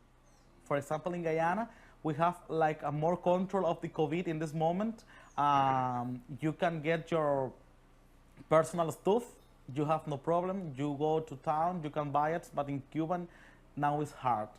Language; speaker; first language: English; non-native, learner; Spanish